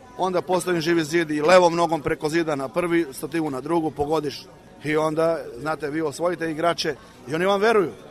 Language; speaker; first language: Serbian; native; Serbian